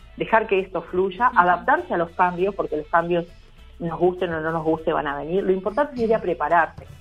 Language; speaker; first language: Spanish; native; Spanish